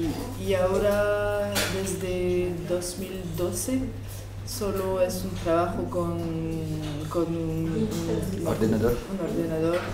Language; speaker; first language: Spanish; non-native, fluent; French